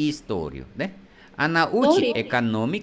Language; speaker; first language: Russian; non-native, fluent; Vietnamese